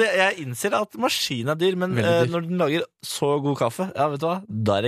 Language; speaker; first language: Norwegian; native; Norwegian